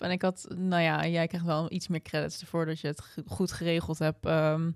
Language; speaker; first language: Dutch; native; Dutch